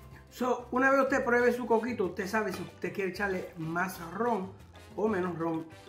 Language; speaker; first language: Spanish; early bilingual, heritage; Spanish